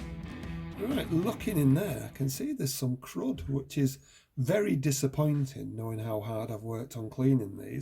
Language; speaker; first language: English; native; English